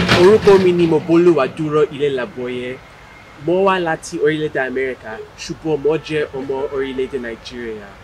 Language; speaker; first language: Yoruba; early bilingual, heritage; Yoruba